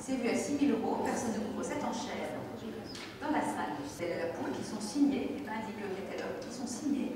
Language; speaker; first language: French; native; French